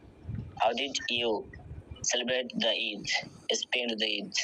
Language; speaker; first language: English; non-native, learner; Bangla